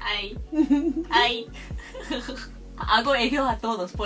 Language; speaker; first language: Spanish; non-native, fluent; Korean